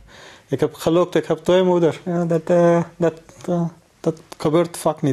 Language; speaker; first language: Dutch; non-native, learner; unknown